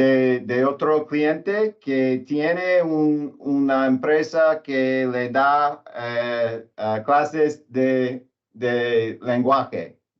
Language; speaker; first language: Spanish; non-native, learner; English